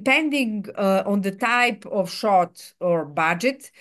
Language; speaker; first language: English; non-native, fluent; Serbian